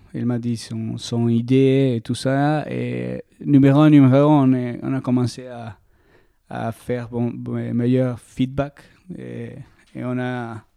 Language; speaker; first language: French; non-native, learner; Spanish